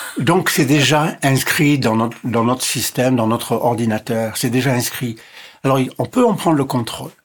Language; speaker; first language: French; non-native, local second language; English